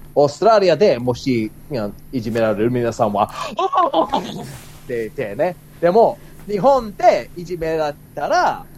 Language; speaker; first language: Japanese; non-native, learner; English